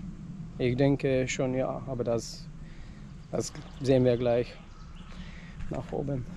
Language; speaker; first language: German; non-native, fluent; Polish